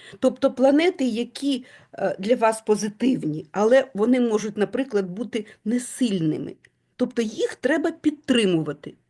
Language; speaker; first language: Ukrainian; non-native, local second language; Russian